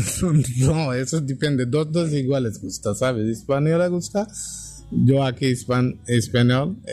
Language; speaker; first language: Spanish; non-native, learner; Bangla